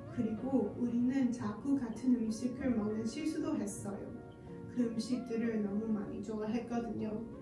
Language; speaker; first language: Korean; non-native, learner; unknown